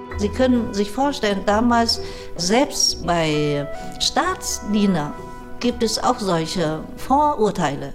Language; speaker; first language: German; non-native, fluent; Vietnamese